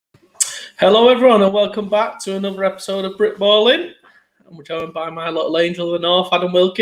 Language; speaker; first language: English; native; English